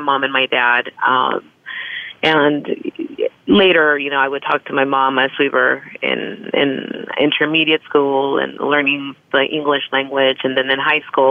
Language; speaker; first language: English; early bilingual, other home language; Spanish